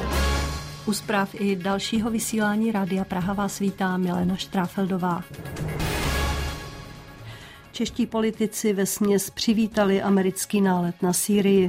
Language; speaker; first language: Czech; native; Czech